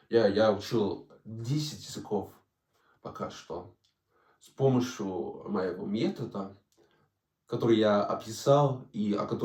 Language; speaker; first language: Russian; non-native, fluent; Danish